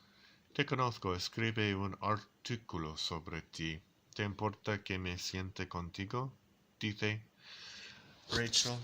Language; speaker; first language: Spanish; non-native, learner; English